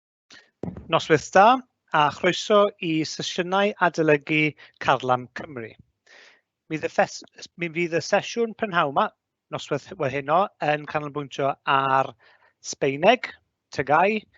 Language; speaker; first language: Welsh; native; Welsh